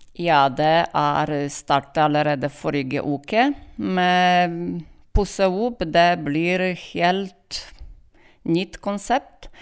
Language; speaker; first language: Norwegian; non-native, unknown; Polish